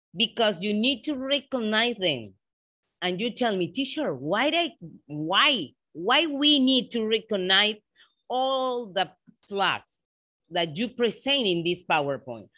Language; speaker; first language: English; non-native, learner; Spanish